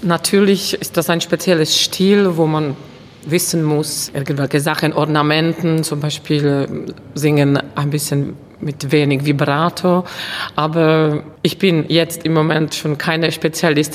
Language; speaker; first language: German; non-native, fluent; Czech